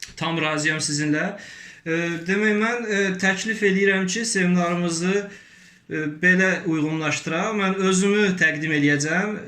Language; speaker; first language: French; non-native, fluent; Azerbaijani